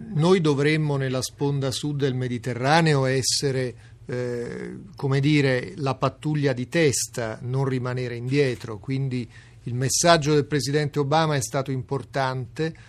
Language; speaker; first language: Italian; native; Italian